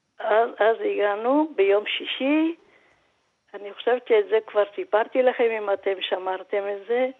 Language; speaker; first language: Hebrew; non-native, fluent; Persian